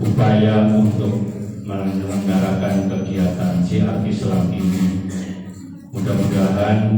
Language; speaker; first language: Indonesian; native; Indonesian